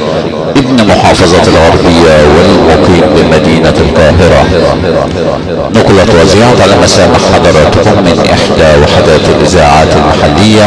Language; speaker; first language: Arabic; native; Arabic